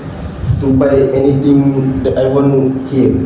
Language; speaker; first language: English; non-native, learner; Malay